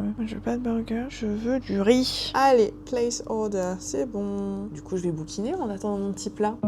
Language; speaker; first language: French; native; French